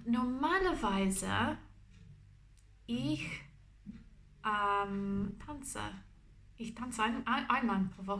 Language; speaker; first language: German; non-native, learner; English